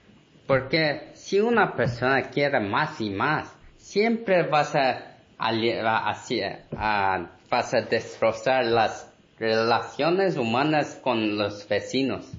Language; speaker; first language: Spanish; non-native, learner; Korean